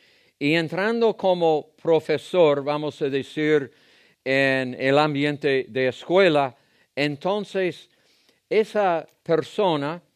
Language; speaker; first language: Spanish; non-native, fluent; English